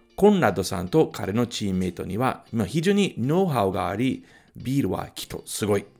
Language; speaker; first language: Japanese; non-native, fluent; English